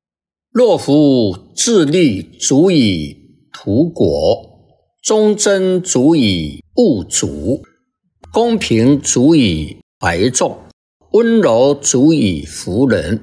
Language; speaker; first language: Chinese; native; Chinese